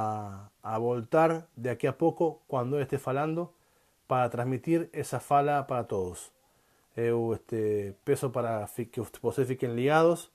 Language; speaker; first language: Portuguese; non-native, learner; Spanish